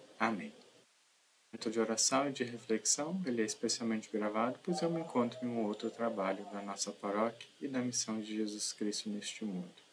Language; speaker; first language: Portuguese; native; Portuguese